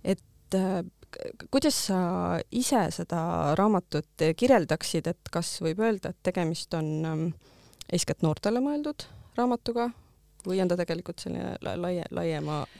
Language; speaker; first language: Estonian; native; Estonian